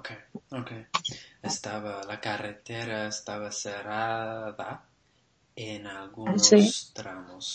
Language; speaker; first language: Spanish; non-native, learner; English